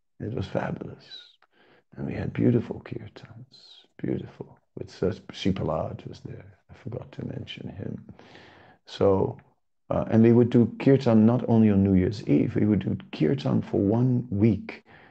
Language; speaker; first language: English; non-native, fluent; Dutch